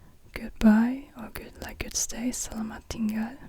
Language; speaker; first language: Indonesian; non-native, learner; German